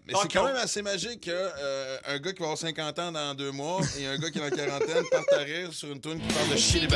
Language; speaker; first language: French; native; French